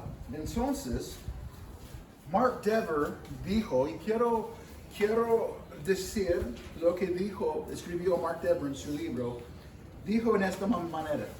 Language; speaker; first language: Spanish; non-native, fluent; English